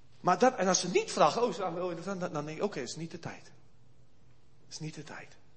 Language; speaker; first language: Dutch; early bilingual, heritage; Dutch